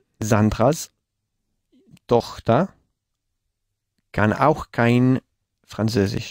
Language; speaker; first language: German; non-native, learner; Spanish